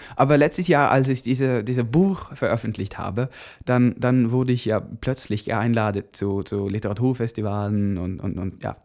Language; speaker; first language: German; non-native, learner; Norwegian